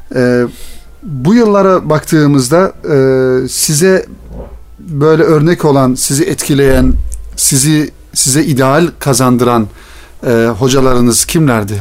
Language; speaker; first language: Turkish; native; Turkish